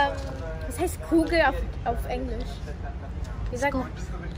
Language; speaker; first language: German; non-native, learner; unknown